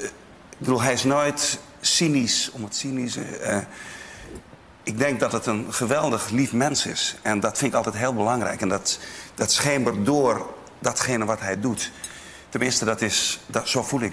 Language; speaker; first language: Dutch; native; Dutch